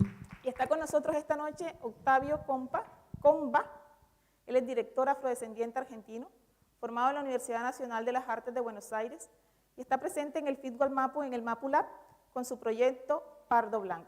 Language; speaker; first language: Spanish; native; Spanish